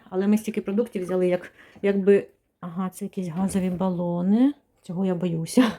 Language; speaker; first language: Ukrainian; non-native, local second language; Russian